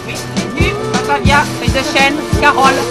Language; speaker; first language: French; native; French